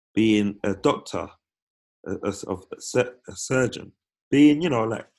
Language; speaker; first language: English; native; English